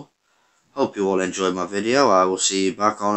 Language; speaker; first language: English; native; English